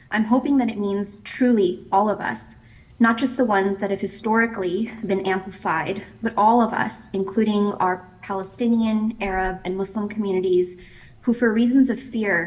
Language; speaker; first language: English; native; English